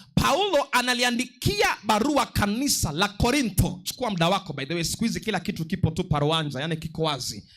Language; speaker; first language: Swahili; non-native, local second language; Luo (Kenya and Tanzania)